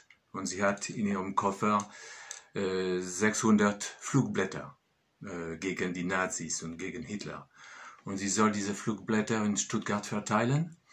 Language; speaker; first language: German; non-native, fluent; French